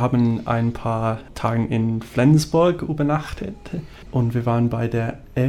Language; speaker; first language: German; non-native, fluent; English